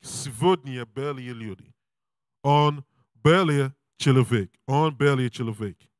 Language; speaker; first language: Russian; non-native, learner; English